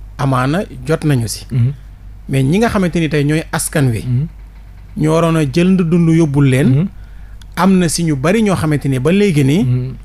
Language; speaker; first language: Wolof; native; Wolof